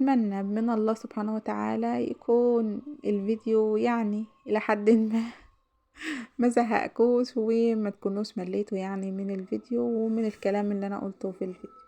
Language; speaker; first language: Arabic; native; Arabic